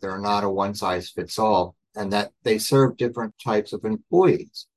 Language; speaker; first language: English; native; English